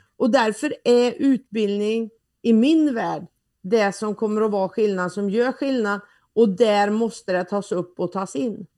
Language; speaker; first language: Swedish; native; Swedish